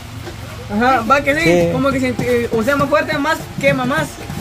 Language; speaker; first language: Spanish; native; Spanish